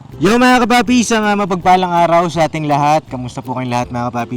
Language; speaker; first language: Filipino; native; Filipino